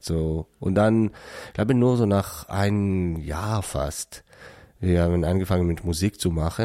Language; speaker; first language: German; non-native, learner; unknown